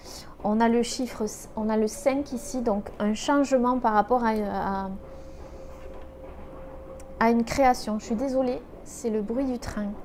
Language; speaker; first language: French; native; French